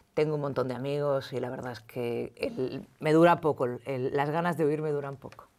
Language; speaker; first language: Spanish; native; Spanish